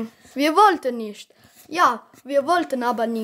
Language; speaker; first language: German; non-native, learner; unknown